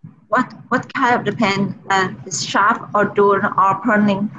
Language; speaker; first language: English; non-native, learner; Vietnamese